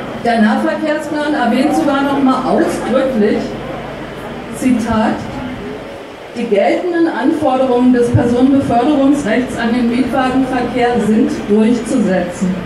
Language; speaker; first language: German; native; German